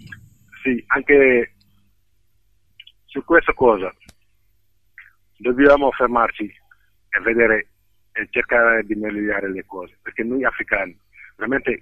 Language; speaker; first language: Italian; non-native, fluent; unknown